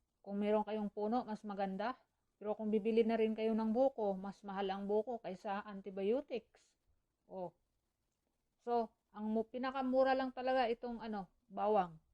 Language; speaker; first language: Filipino; non-native, local second language; Cebuano